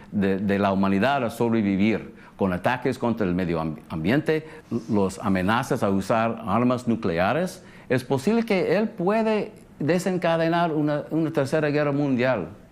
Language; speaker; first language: Spanish; early bilingual, heritage; English